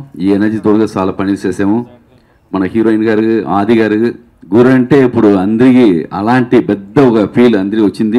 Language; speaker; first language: Telugu; non-native, local second language; Tamil